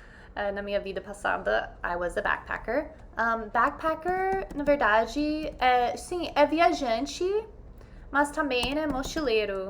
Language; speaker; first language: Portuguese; non-native, fluent; English